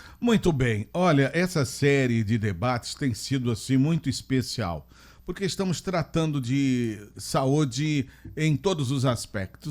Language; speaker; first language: Portuguese; native; Portuguese